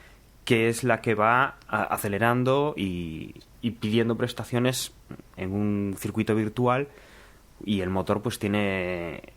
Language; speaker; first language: Spanish; native; Spanish